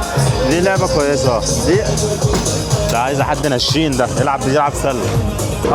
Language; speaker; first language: Arabic; native; Arabic